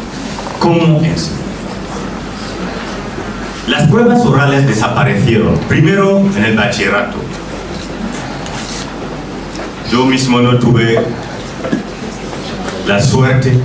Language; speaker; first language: Spanish; non-native, fluent; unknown